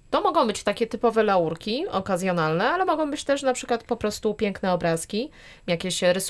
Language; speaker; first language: Polish; native; Polish